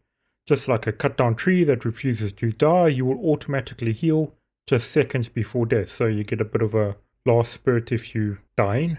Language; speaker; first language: English; native; English